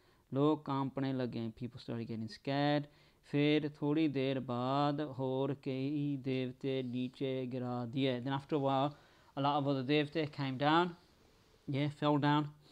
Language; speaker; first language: English; early bilingual, other home language; Punjabi